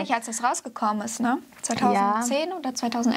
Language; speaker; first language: German; native; German